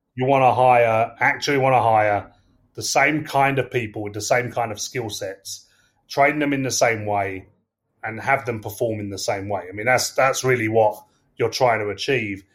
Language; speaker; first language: English; native; English